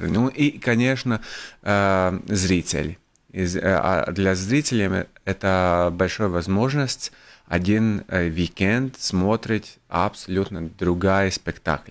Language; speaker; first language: Russian; non-native, local second language; Latvian